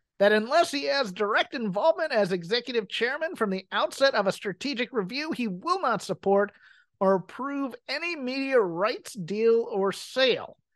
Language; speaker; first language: English; native; English